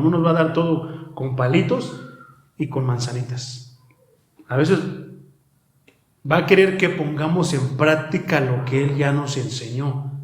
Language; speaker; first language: Spanish; native; Spanish